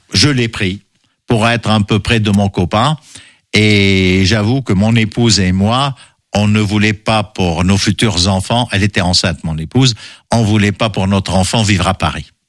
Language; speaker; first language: French; non-native, local second language; Arabic